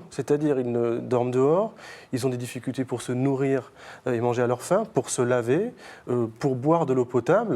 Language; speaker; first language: French; native; French